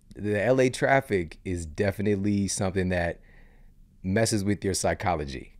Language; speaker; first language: English; native; English